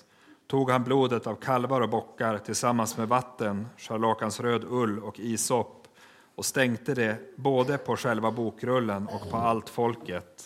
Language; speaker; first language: Swedish; native; Swedish